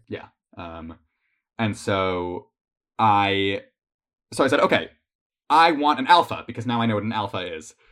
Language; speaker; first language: English; native; English